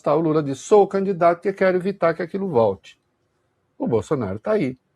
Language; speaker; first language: Portuguese; native; Portuguese